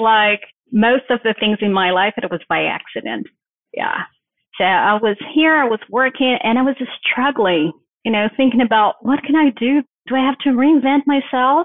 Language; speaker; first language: English; non-native, fluent; Portuguese